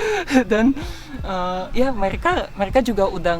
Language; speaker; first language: Indonesian; non-native, fluent; Russian